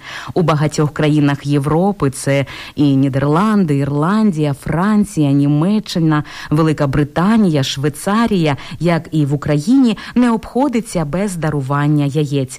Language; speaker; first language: Ukrainian; native; Ukrainian